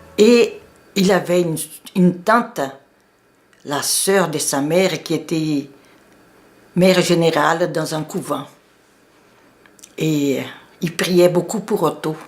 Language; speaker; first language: French; non-native, fluent; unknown